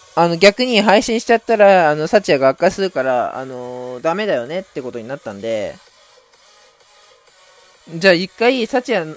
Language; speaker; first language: Japanese; native; Japanese